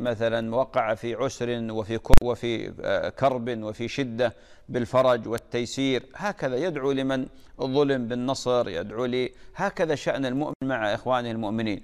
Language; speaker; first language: Arabic; native; Arabic